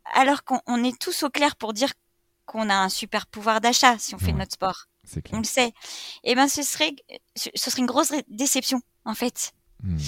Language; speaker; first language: French; native; French